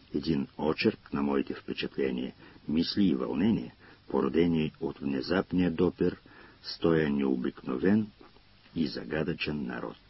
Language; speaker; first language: Bulgarian; native; Bulgarian